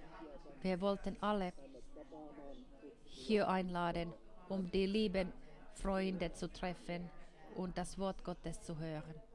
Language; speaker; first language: German; non-native, fluent; Finnish